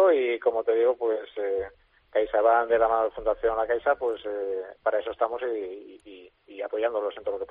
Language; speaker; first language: Spanish; native; Spanish